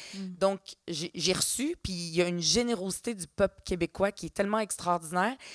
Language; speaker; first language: French; early bilingual, other home language; Arabic